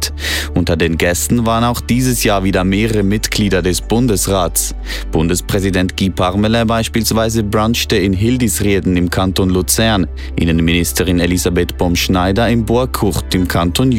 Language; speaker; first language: German; native; German